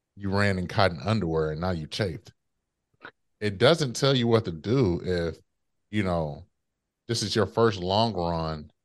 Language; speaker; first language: English; native; English